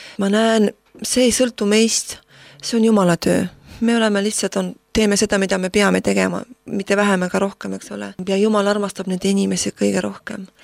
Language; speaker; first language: Estonian; non-native, local second language; Russian